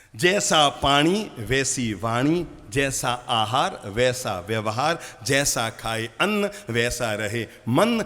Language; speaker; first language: Hindi; native; Hindi